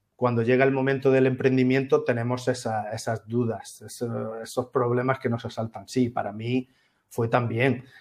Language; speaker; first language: Spanish; native; Spanish